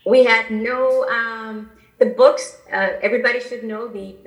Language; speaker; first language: English; non-native, fluent; Albanian